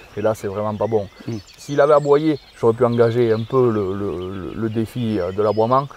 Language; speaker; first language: French; native; French